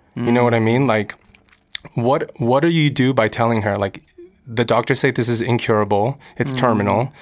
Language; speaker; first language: English; native; English